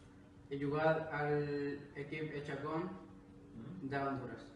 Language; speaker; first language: Catalan; non-native, learner; Spanish